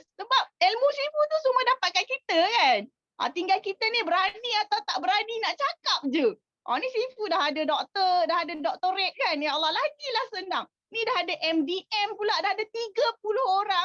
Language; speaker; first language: Malay; native; Malay